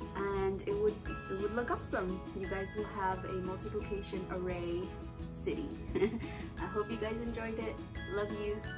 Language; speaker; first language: English; early bilingual, other home language; Spanish